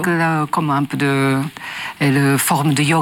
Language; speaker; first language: French; non-native, learner; Japanese